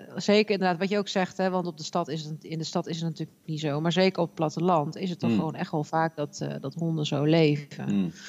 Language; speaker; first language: Dutch; native; Dutch